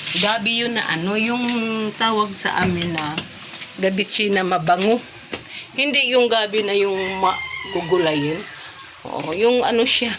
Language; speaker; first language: Filipino; non-native, local second language; Cebuano